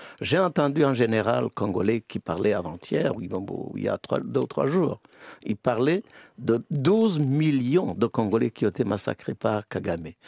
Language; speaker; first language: French; non-native, local second language; Kinyarwanda